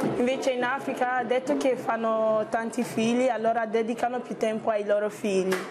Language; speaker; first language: Italian; non-native, fluent; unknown